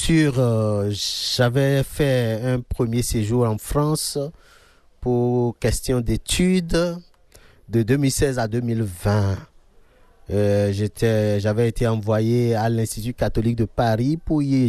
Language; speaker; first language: French; non-native, local second language; Fon